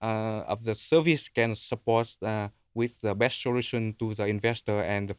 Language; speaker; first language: English; non-native, learner; Vietnamese